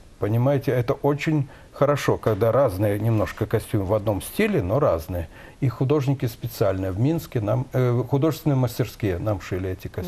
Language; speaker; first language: Russian; native; Russian